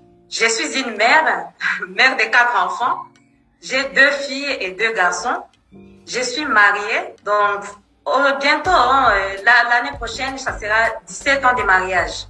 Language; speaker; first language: French; non-native, local second language; Swahili